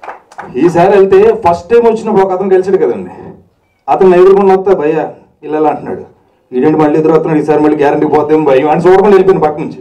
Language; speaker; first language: Telugu; native; Telugu